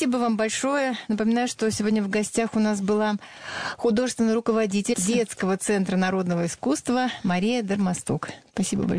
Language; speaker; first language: Russian; native; Russian